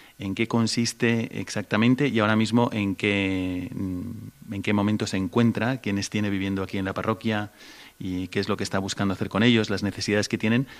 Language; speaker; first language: Spanish; native; Spanish